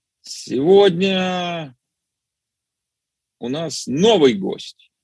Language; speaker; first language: Russian; native; Russian